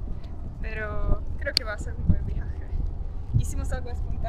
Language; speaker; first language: Spanish; non-native, fluent; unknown